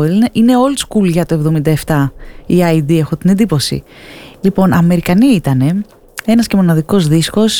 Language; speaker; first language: Greek; native; Greek